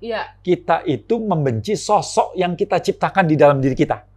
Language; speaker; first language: Indonesian; native; Indonesian